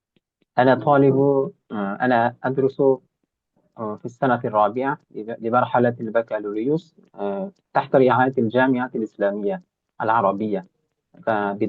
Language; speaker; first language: Arabic; non-native, learner; Bangla